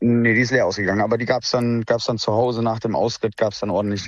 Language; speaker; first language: German; native; German